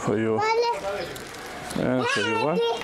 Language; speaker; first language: English; non-native, learner; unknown